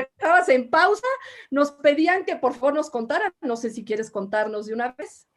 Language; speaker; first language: Spanish; native; Spanish